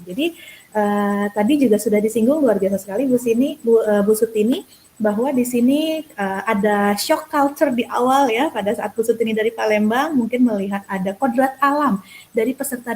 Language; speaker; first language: Indonesian; native; Indonesian